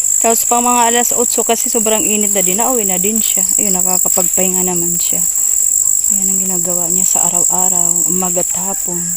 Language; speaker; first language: Filipino; native; Filipino